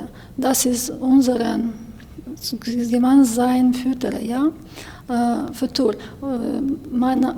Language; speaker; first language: German; non-native, learner; Ukrainian